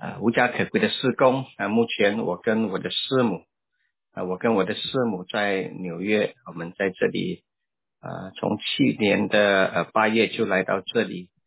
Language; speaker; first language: Chinese; native; Chinese